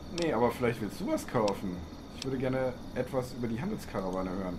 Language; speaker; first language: German; native; German